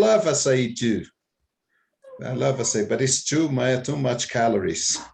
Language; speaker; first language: English; non-native, fluent; Portuguese